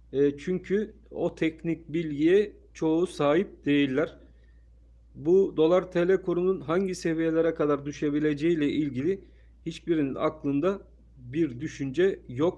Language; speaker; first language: Turkish; native; Turkish